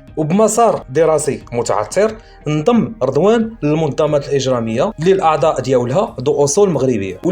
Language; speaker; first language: Arabic; native; Arabic